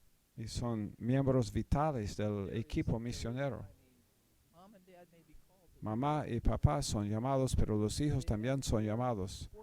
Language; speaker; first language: Spanish; non-native, fluent; English